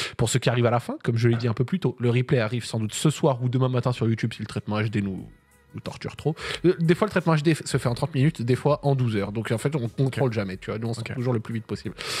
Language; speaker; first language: French; native; French